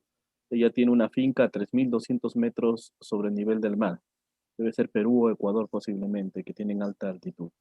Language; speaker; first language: Spanish; native; Spanish